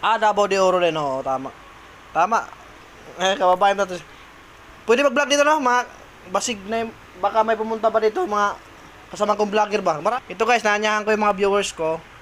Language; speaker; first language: Filipino; non-native, local second language; Cebuano